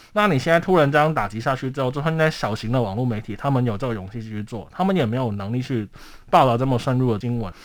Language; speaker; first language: Chinese; non-native, local second language; Cantonese